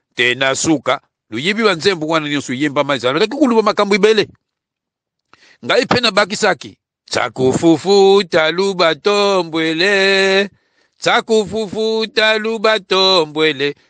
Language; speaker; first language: Lingala; non-native, local second language; Kongo